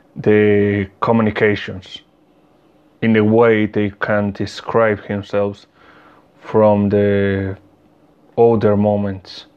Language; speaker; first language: English; non-native, learner; Spanish